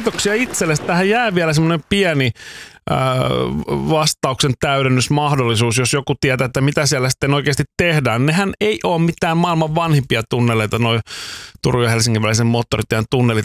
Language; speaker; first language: Finnish; native; Finnish